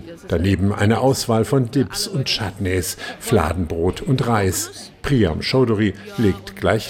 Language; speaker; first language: German; native; German